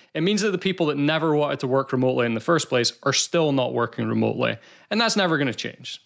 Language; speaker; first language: English; native; English